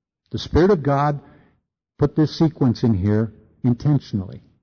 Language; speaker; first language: English; native; English